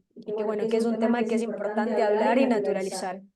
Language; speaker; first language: Spanish; native; Spanish